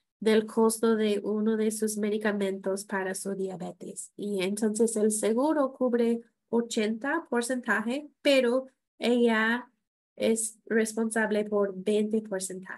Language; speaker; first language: Spanish; non-native, fluent; English